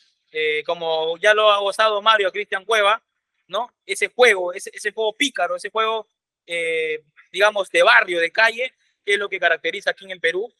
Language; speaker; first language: Spanish; native; Spanish